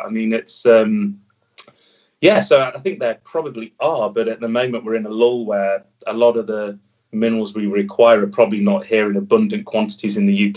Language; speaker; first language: English; native; English